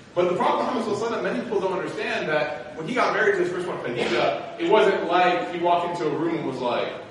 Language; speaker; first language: English; native; English